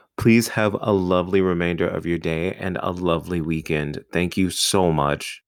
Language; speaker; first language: English; native; English